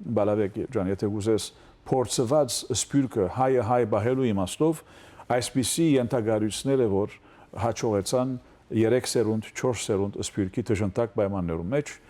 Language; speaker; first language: Armenian; early bilingual, heritage; Armenian